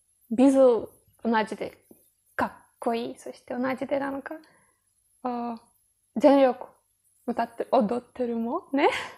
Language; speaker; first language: Japanese; non-native, learner; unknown